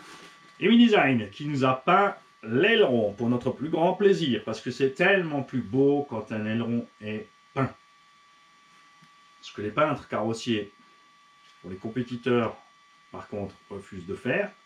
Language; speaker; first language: French; native; French